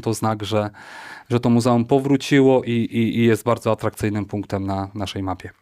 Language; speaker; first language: Polish; native; Polish